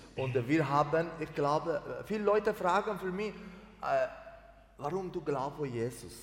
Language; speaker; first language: German; non-native, learner; Persian